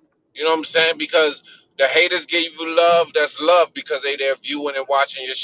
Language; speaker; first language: English; native; English